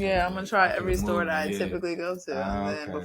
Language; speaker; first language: English; native; English